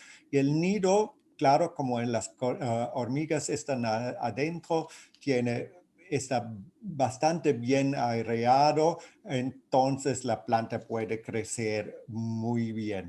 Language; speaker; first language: Spanish; non-native, fluent; German